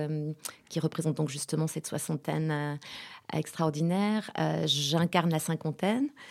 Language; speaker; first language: French; native; French